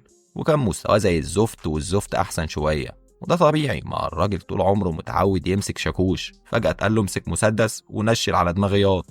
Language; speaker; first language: Arabic; native; Arabic